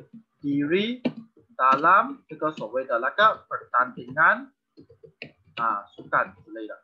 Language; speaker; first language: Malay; non-native, local second language; Chinese